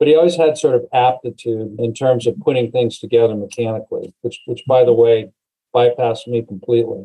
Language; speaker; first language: English; native; English